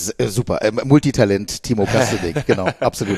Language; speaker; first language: German; native; German